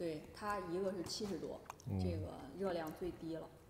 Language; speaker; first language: Chinese; native; Chinese